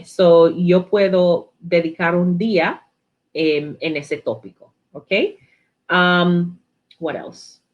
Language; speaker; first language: Spanish; non-native, learner; English